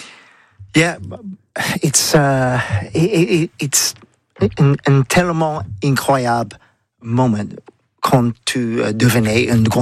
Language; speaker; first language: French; non-native, learner; English